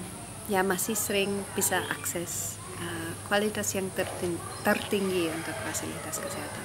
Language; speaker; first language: Indonesian; non-native, fluent; English